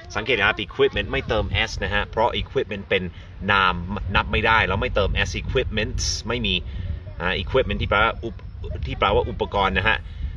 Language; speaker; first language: Thai; non-native, fluent; English